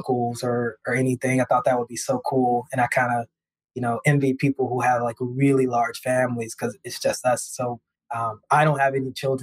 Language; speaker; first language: English; native; English